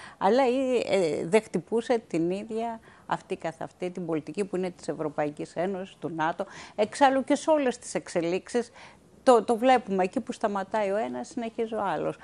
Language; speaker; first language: Greek; native; Greek